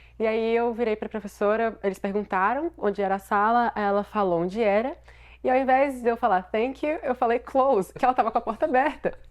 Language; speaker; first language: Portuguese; native; Portuguese